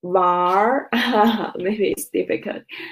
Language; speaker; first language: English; non-native, learner; Chinese